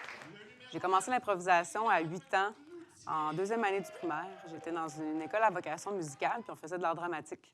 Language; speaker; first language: French; native; French